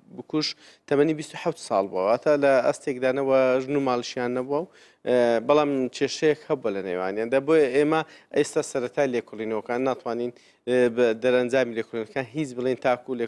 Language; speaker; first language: Central Kurdish; native; Central Kurdish